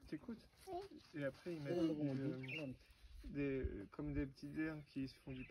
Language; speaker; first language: French; native; French